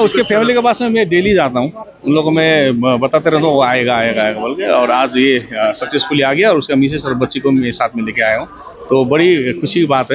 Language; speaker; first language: Hindi; non-native, local second language; Nepali